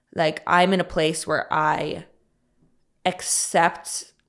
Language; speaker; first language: English; native; English